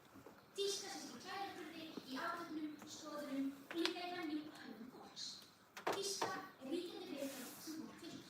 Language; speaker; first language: Icelandic; native; Icelandic